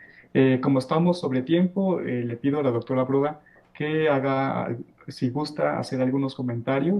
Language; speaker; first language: Spanish; native; Spanish